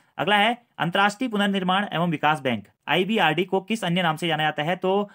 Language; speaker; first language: Hindi; native; Hindi